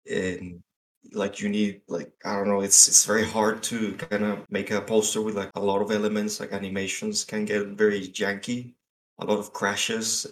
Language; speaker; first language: English; non-native, fluent; Spanish